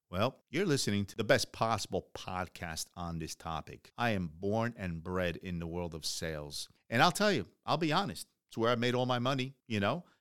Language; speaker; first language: English; early bilingual, other home language; Spanish